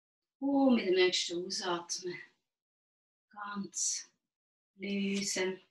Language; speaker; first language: German; native; German